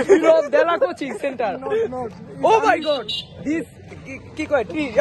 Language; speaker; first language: English; non-native, local second language; Bangla